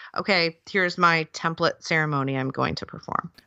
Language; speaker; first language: English; native; English